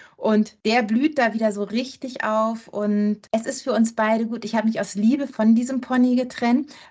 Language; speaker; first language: German; native; German